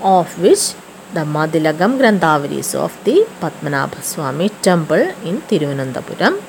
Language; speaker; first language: English; non-native, local second language; Malayalam